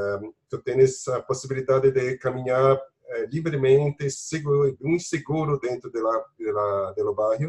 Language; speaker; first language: Spanish; non-native, learner; Portuguese